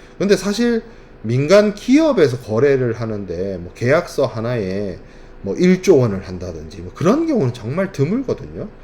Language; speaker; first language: Korean; native; Korean